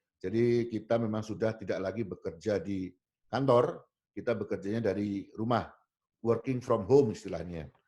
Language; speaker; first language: Indonesian; native; Indonesian